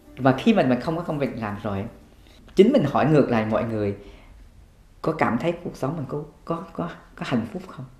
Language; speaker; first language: Vietnamese; native; Vietnamese